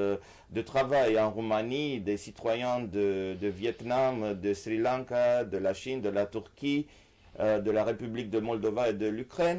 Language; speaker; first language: French; non-native, fluent; Romanian